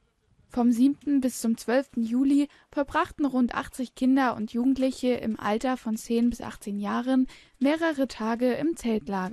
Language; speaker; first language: German; native; German